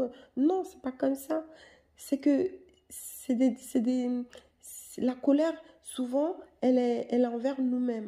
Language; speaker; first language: French; native; French